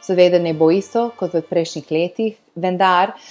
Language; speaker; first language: Slovenian; early bilingual, heritage; Slovenian